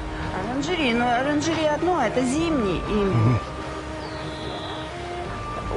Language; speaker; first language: Russian; native; Russian